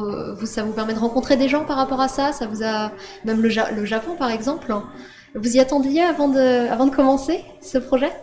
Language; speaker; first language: French; native; French